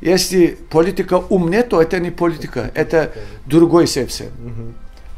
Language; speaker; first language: Russian; non-native, learner; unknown